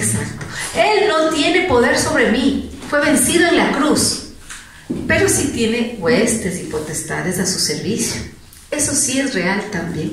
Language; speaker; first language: Spanish; native; Spanish